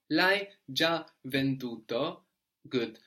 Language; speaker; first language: Italian; non-native, fluent; English